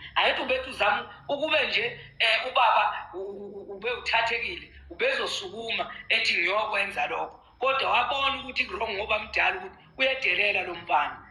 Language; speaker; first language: Zulu; native; Zulu